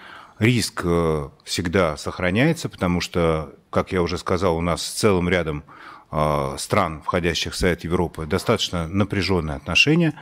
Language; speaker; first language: Russian; native; Russian